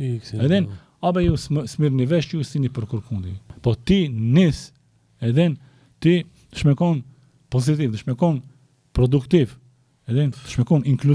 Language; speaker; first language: Albanian; native; Albanian